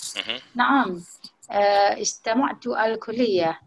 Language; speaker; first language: Arabic; non-native, learner; Malay